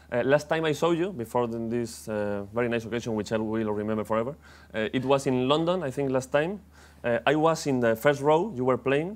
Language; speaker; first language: English; non-native, fluent; Spanish